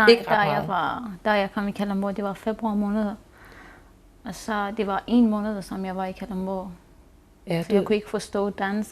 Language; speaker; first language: Danish; non-native, learner; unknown